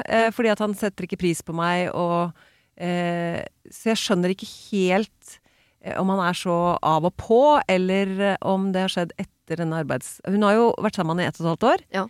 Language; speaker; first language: Norwegian; native; Norwegian